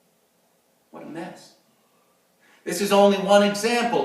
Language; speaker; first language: English; native; English